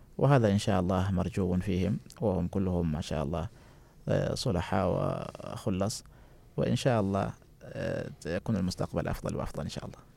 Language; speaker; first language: Arabic; non-native, fluent; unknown